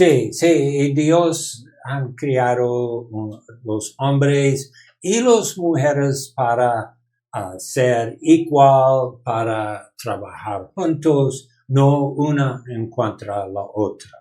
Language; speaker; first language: Spanish; non-native, learner; English